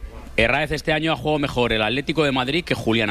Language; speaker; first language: Spanish; native; Spanish